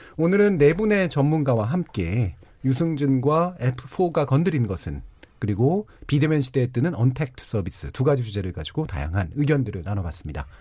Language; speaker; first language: Korean; native; Korean